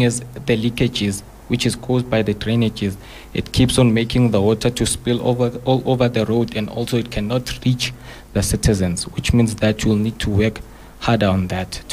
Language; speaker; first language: English; non-native, local second language; Zulu